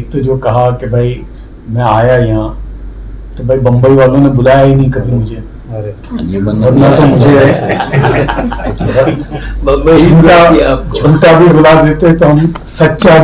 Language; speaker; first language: Hindi; native; Hindi